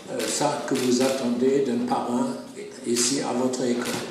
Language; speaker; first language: French; non-native, fluent; German